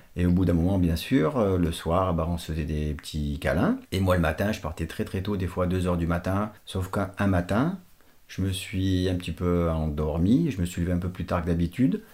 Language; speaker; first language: French; non-native, fluent; Portuguese